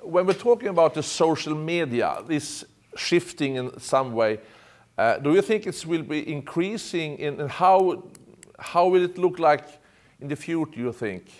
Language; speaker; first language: English; non-native, fluent; Swedish